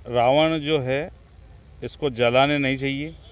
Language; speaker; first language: Hindi; native; Hindi